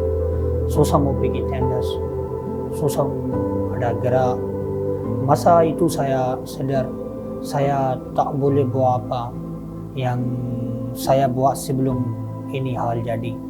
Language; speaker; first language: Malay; non-native, learner; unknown